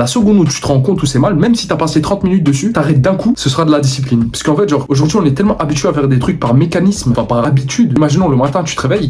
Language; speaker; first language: French; native; French